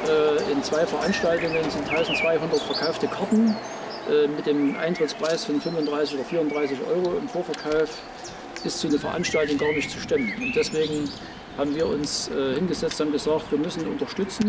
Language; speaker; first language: German; native; German